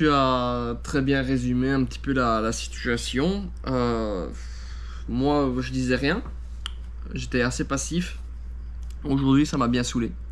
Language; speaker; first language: French; native; French